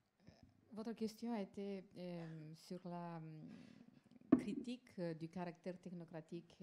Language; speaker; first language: French; non-native, fluent; Romanian